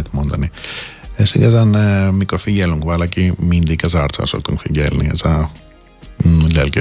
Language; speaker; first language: Hungarian; non-native, learner; Greek